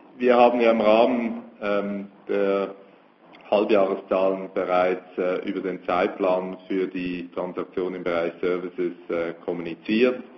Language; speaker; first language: German; native; German